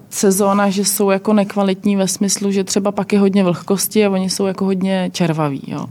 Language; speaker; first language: Czech; native; Czech